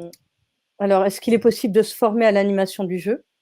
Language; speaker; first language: French; native; French